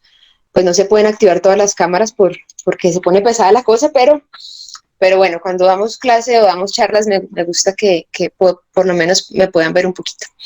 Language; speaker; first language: Spanish; native; Spanish